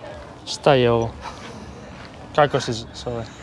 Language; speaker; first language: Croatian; non-native, learner; Spanish